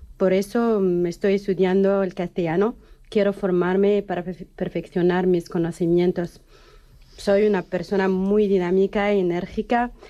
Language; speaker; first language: Spanish; non-native, learner; Arabic